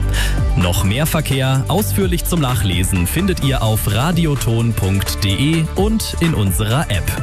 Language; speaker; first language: German; native; German